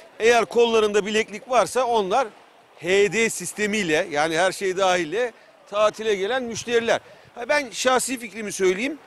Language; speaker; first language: Turkish; native; Turkish